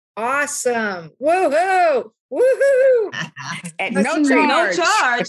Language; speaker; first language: English; native; English